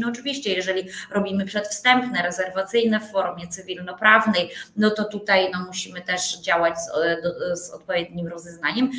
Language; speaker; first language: Polish; native; Polish